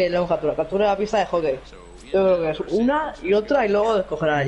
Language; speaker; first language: Spanish; native; Spanish